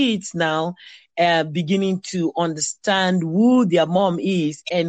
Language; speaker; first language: English; non-native, local second language; Igbo